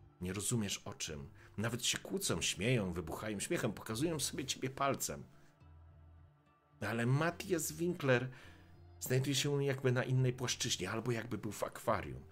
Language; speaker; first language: Polish; native; Polish